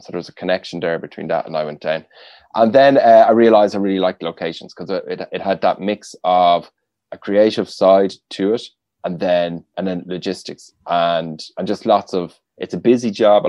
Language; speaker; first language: English; native; English